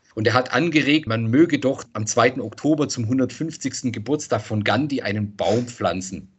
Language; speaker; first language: German; native; German